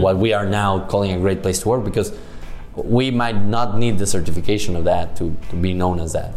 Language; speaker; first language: English; non-native, fluent; Spanish